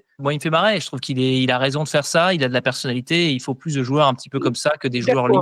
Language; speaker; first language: French; native; French